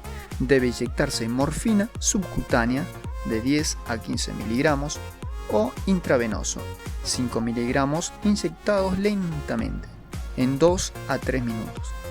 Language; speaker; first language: Spanish; native; Spanish